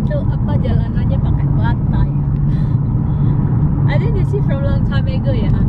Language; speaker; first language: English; non-native, learner; Indonesian